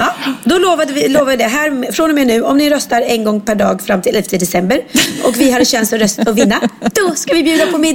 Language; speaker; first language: Swedish; native; Swedish